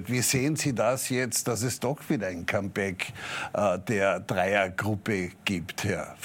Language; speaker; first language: German; native; German